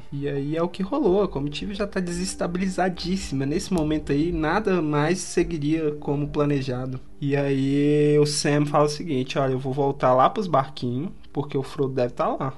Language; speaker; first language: Portuguese; native; Portuguese